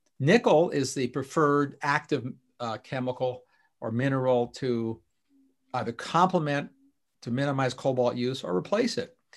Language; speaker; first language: English; native; English